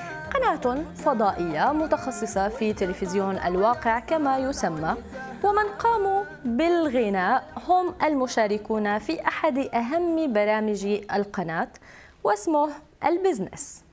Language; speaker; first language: Arabic; native; Arabic